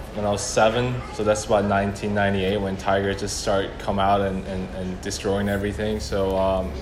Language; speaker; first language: English; early bilingual, other home language; Korean